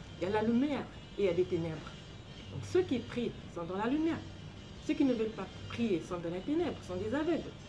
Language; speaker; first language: French; non-native, local second language; Lingala